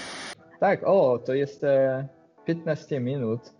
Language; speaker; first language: Polish; non-native, learner; French